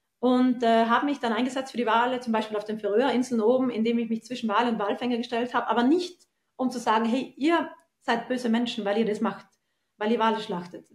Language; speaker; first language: German; native; German